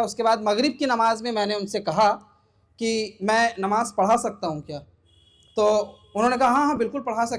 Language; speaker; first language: Hindi; native; Hindi